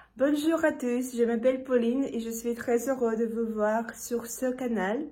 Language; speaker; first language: French; non-native, learner; Russian